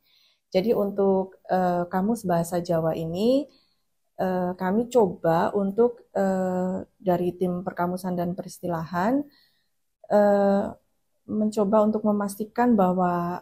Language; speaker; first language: Indonesian; non-native, local second language; Javanese